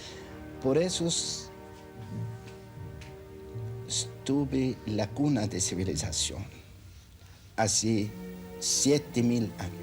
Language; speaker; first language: Spanish; non-native, fluent; Arabic